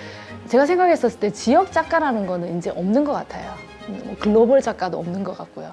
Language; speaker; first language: Korean; native; Korean